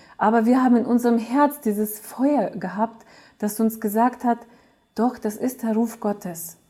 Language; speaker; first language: German; early bilingual, other home language; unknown